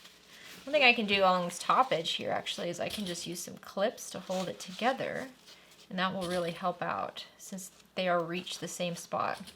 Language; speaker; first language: English; native; English